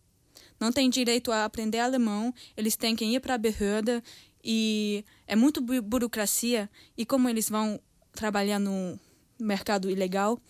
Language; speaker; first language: Portuguese; early bilingual, heritage; Portuguese